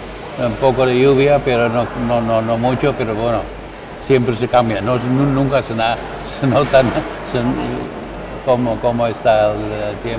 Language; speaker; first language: Spanish; non-native, learner; Dutch